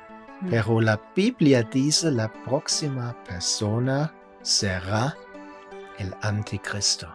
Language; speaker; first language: Spanish; non-native, fluent; German